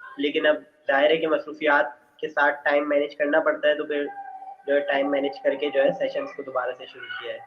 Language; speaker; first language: Urdu; native; Urdu